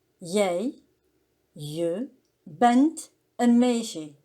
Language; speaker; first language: Dutch; non-native, learner; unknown